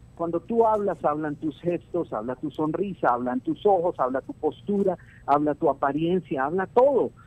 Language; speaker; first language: Spanish; native; Spanish